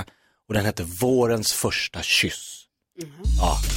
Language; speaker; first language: Swedish; native; Swedish